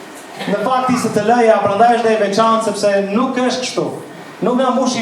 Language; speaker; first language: Albanian; native; Albanian